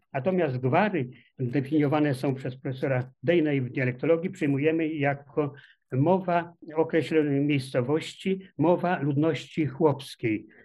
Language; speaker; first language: Polish; native; Polish